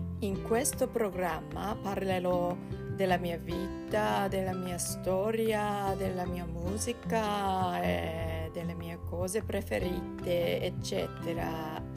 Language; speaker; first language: Italian; non-native, fluent; Japanese